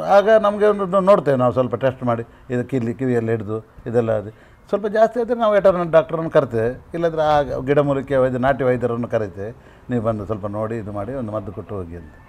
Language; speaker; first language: Kannada; non-native, local second language; Tulu